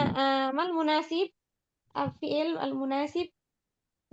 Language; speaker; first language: Arabic; non-native, fluent; Indonesian